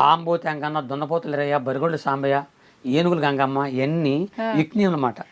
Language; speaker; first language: Telugu; non-native, local second language; Koya